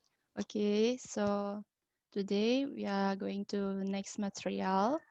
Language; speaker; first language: English; non-native, learner; Indonesian